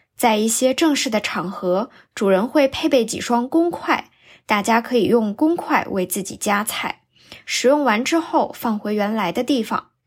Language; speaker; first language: Chinese; native; Chinese